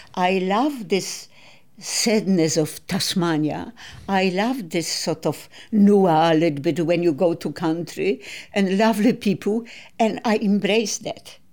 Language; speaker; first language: English; non-native, learner; Polish